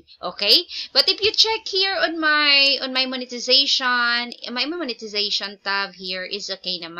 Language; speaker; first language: English; non-native, local second language; Filipino